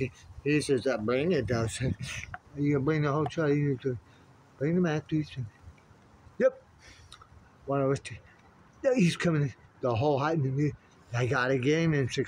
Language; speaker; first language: English; native; English